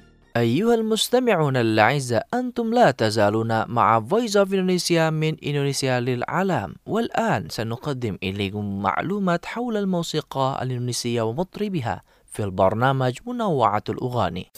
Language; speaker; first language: Arabic; non-native, fluent; Indonesian